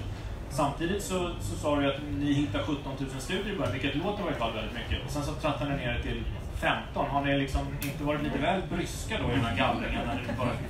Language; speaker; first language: Swedish; native; Swedish